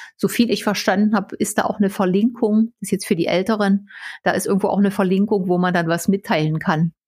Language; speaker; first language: German; non-native, local second language; Upper Sorbian